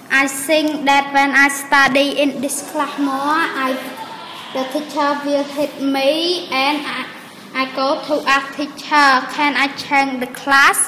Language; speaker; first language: English; non-native, learner; Khmer